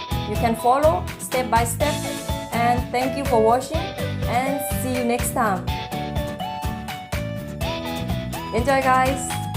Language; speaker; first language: English; non-native, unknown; Thai